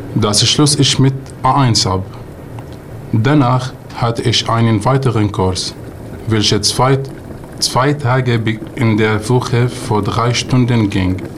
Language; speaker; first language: German; non-native, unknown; Arabic